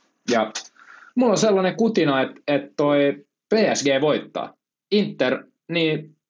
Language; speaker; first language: Finnish; native; Finnish